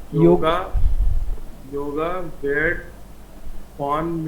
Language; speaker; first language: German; non-native, learner; Hindi